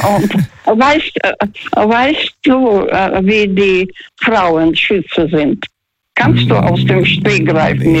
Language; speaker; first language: German; non-native, fluent; Russian